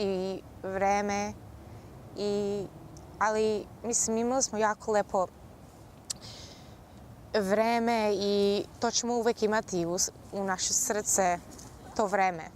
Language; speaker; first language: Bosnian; early bilingual, heritage; Bosnian